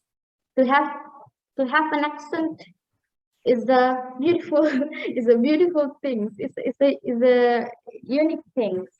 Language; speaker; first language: English; non-native, fluent; Indonesian